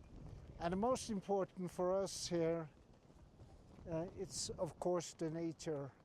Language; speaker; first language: English; non-native, fluent; Norwegian